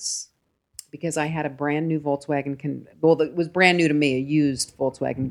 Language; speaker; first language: English; native; English